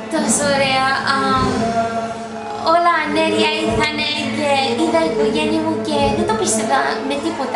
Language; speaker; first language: Greek; early bilingual, heritage; English